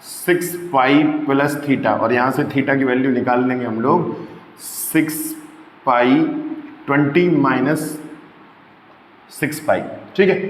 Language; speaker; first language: Hindi; native; Hindi